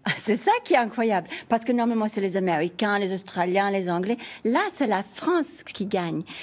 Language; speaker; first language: French; non-native, fluent; English